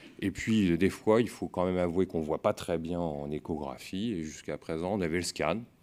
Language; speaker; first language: French; native; French